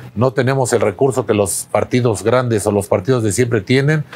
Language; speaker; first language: Spanish; native; Spanish